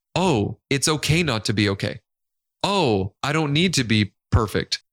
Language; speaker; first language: English; non-native, fluent; Spanish